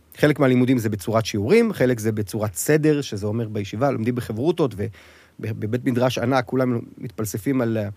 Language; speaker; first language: Hebrew; native; Hebrew